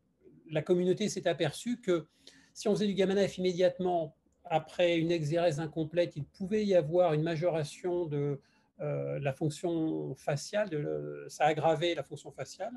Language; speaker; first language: French; native; French